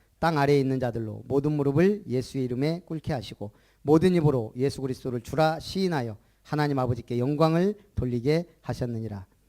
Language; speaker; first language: Korean; native; Korean